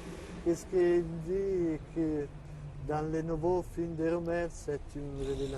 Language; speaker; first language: French; non-native, learner; Italian